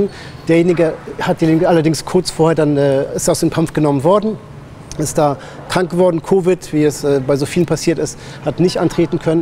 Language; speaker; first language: German; native; German